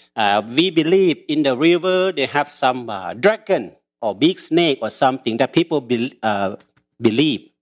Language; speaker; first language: English; early bilingual, other home language; Lao